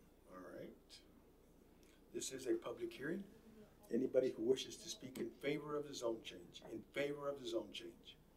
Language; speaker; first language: English; early bilingual, other home language; Spanish